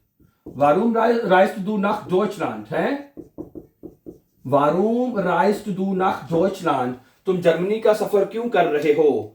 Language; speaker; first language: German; non-native, fluent; Urdu